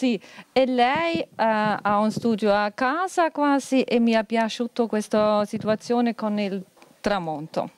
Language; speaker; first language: Italian; non-native, fluent; German